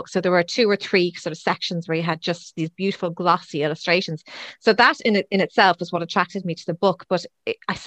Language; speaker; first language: English; native; English